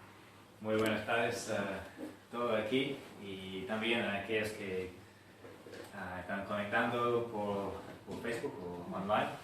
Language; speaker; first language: Spanish; non-native, fluent; English